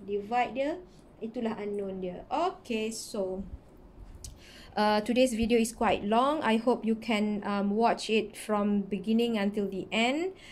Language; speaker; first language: English; non-native, local second language; Malay